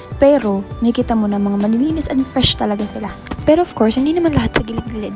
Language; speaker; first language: Filipino; native; Filipino